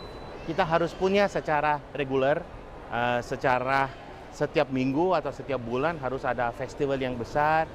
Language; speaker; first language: Indonesian; non-native, fluent; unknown